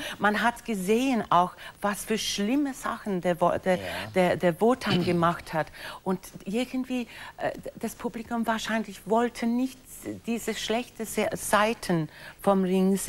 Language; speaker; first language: German; non-native, fluent; English